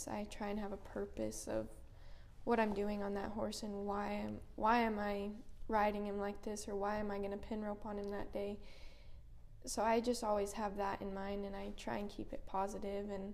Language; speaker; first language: English; native; English